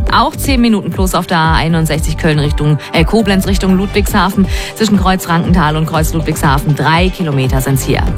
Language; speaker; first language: German; native; German